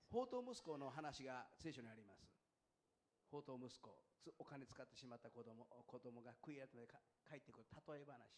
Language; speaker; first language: Japanese; native; Japanese